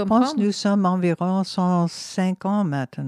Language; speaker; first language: French; non-native, fluent; English